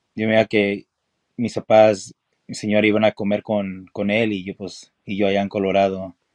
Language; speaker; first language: Spanish; early bilingual, heritage; Spanish